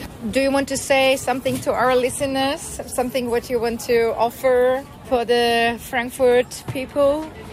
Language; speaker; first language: English; non-native, fluent; German